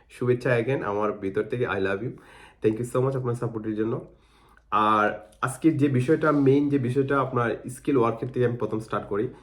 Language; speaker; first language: Bangla; non-native, local second language; Sylheti